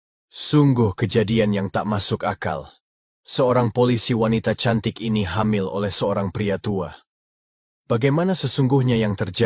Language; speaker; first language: Indonesian; native; Indonesian